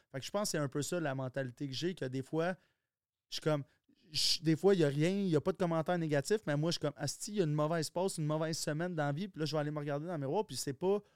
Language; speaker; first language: French; native; French